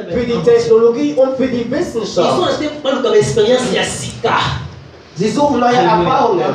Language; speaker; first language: German; non-native, learner; French